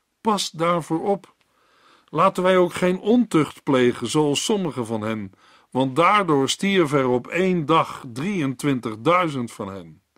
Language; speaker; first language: Dutch; native; Dutch